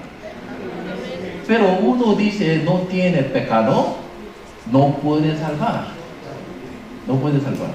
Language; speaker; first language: Spanish; non-native, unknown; Korean